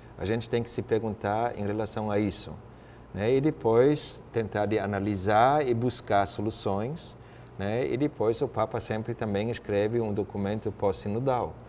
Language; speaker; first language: Portuguese; non-native, fluent; German